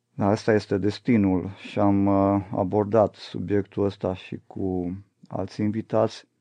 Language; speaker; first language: Romanian; native; Romanian